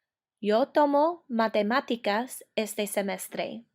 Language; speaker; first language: Spanish; non-native, fluent; English